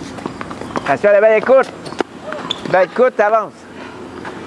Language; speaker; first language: French; native; French